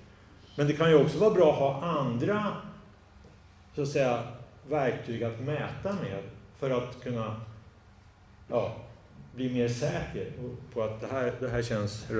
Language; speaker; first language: Swedish; native; Swedish